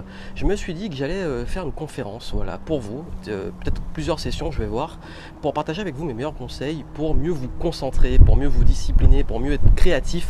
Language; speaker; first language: French; native; French